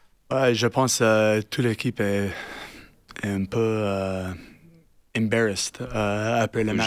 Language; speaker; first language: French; non-native, learner; English